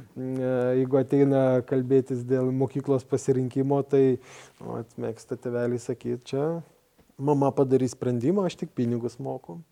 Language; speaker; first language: Lithuanian; non-native, fluent; Swedish